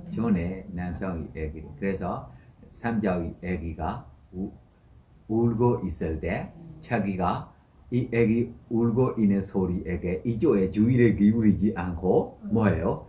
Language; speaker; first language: Korean; non-native, learner; Burmese